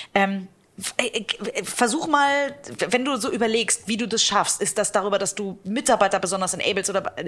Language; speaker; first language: German; native; German